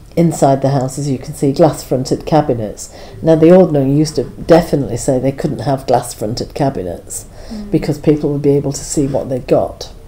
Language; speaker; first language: English; native; English